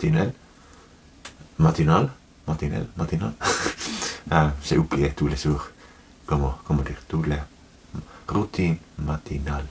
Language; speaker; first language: French; non-native, learner; Finnish